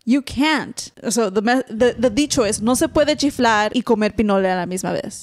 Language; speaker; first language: Spanish; early bilingual, heritage; Spanish